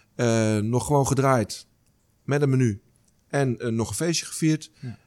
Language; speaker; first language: Dutch; native; Dutch